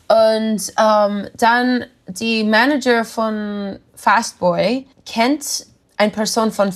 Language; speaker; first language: German; non-native, learner; English